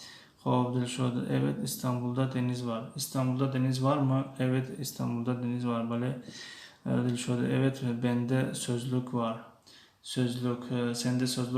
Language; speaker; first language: Turkish; non-native, fluent; Tajik